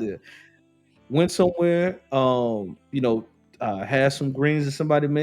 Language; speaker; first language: English; native; English